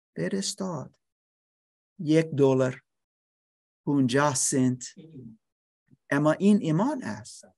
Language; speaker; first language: Persian; non-native, learner; English